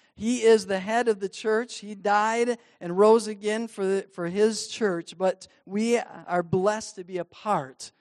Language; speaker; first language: English; native; English